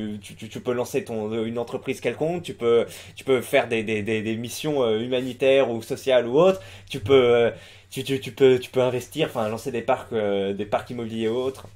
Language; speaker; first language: French; native; French